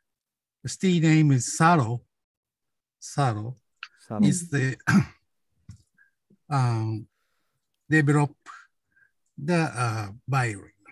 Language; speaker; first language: English; non-native, learner; Japanese